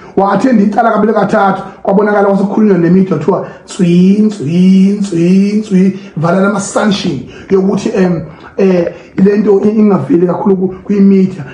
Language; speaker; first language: Zulu; native; Zulu